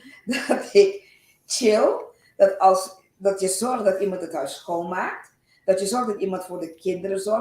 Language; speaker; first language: Dutch; non-native, local second language; Papiamento